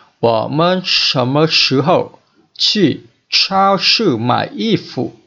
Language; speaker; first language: Chinese; non-native, learner; Vietnamese